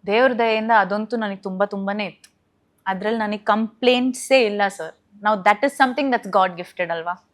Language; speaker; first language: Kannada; native; Kannada